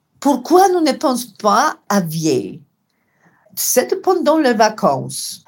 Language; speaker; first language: French; non-native, learner; Polish